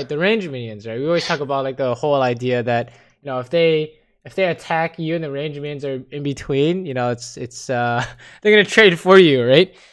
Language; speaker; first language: English; native; English